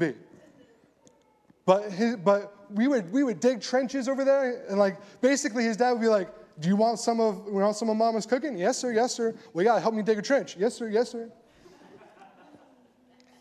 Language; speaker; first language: English; native; English